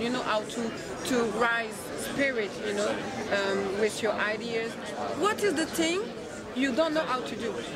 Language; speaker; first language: English; non-native, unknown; French